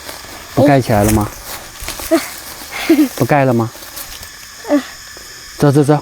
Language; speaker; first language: Chinese; native; Chinese